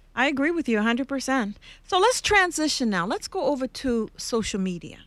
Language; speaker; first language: English; native; English